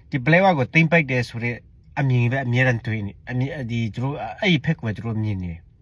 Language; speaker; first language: Burmese; non-native, local second language; Hakha Chin